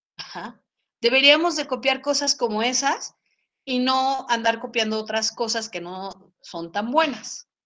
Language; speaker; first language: Spanish; native; Spanish